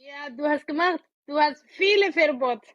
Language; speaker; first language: German; non-native, learner; Oromo